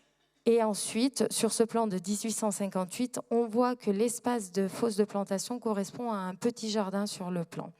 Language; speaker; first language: French; native; French